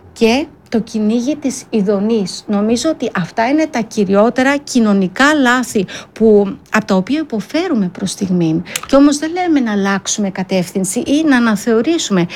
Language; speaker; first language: Greek; early bilingual, heritage; Greek